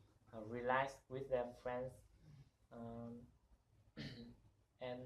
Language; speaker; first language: English; non-native, learner; Vietnamese